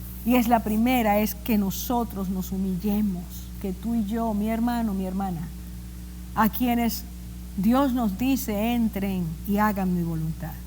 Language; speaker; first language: Spanish; native; Spanish